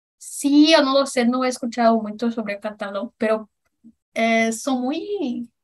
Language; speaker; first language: Spanish; non-native, learner; Portuguese